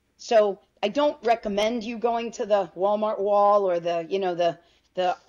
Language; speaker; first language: English; native; English